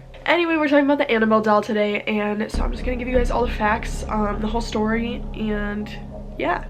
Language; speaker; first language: English; native; English